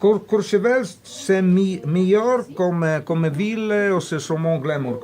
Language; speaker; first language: French; non-native, fluent; Italian